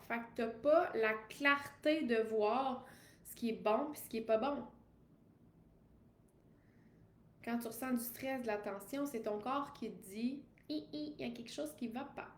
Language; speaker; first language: French; native; French